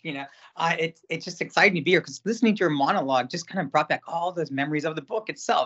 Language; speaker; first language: English; native; English